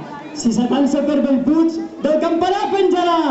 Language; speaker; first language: Catalan; native; Catalan